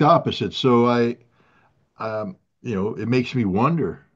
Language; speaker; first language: English; native; English